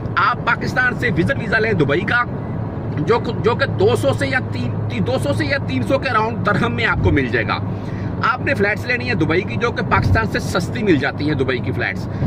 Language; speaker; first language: Urdu; non-native, local second language; Punjabi